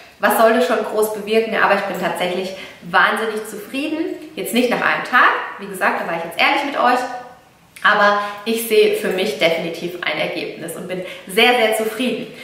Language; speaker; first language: German; early bilingual, other home language; Italian